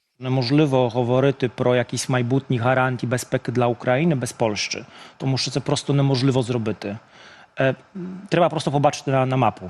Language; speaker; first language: Ukrainian; non-native, fluent; Polish